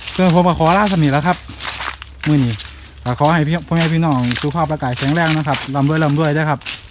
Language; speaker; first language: Thai; native; Thai